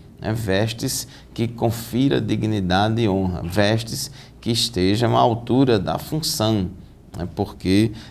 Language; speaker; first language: Portuguese; native; Portuguese